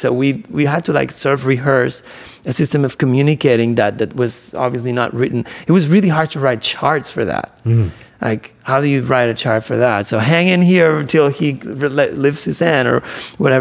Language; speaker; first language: English; non-native, fluent; Spanish